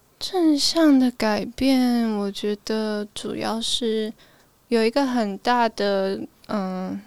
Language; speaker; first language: Chinese; early bilingual, heritage; Chinese